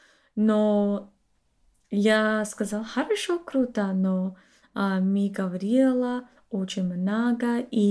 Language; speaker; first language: Russian; non-native, learner; English